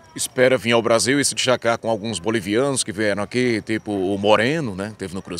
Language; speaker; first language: Portuguese; native; Portuguese